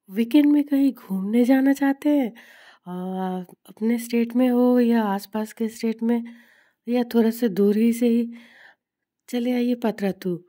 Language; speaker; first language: Hindi; non-native, local second language; Bangla